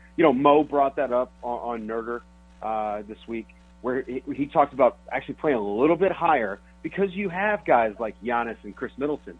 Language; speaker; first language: English; native; English